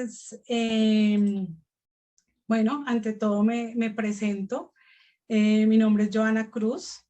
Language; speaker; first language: Spanish; native; Spanish